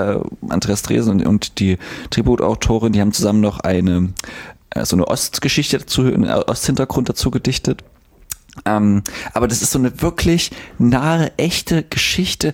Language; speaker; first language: German; native; German